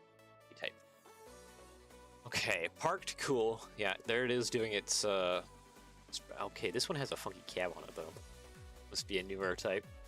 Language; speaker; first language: English; native; English